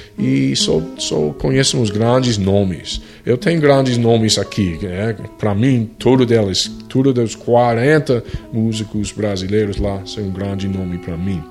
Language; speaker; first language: Portuguese; non-native, fluent; English